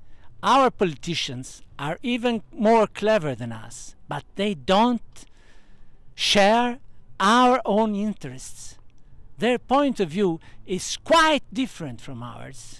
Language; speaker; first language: English; non-native, fluent; Italian